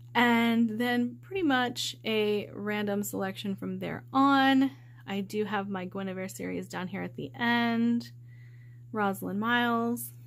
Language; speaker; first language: English; native; English